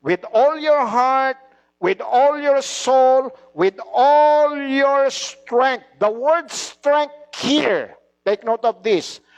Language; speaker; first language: English; non-native, local second language; Filipino